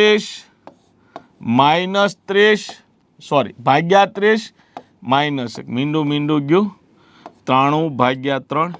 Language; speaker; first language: Gujarati; native; Gujarati